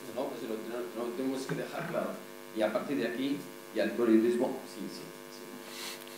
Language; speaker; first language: Spanish; non-native, fluent; Arabic